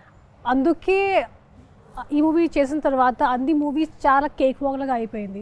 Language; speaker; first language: Telugu; non-native, fluent; Hindi